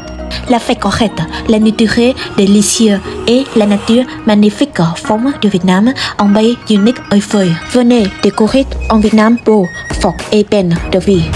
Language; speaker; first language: French; non-native, learner; Vietnamese